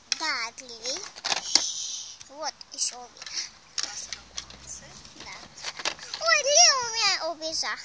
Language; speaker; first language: Russian; early bilingual, heritage; Russian